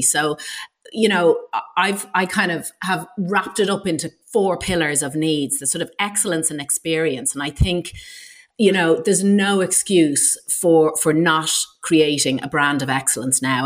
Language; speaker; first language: English; native; English